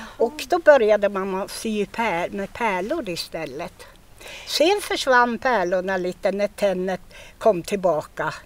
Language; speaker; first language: Swedish; native; Swedish